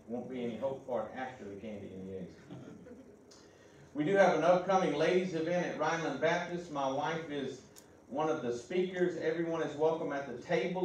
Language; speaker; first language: English; native; English